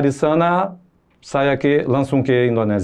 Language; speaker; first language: Indonesian; non-native, fluent; Portuguese